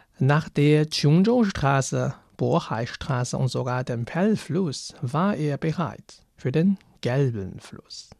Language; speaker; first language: German; non-native, fluent; Chinese